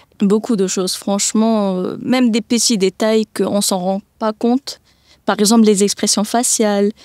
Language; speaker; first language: French; early bilingual, other home language; Persian